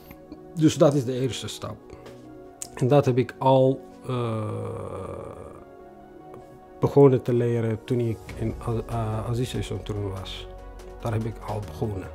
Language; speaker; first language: Dutch; non-native, fluent; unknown